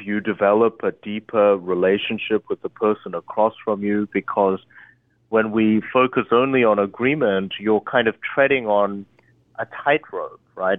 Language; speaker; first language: English; early bilingual, other home language; Korean